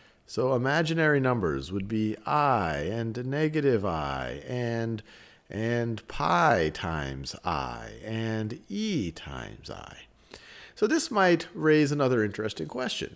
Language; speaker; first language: English; native; English